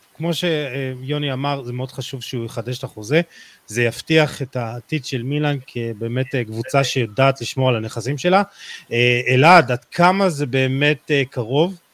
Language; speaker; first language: Hebrew; native; Hebrew